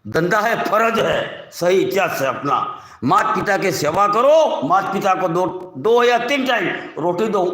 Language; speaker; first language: Hindi; non-native, local second language; Gujarati